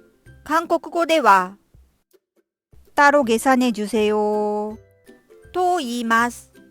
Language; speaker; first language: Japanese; non-native, fluent; Korean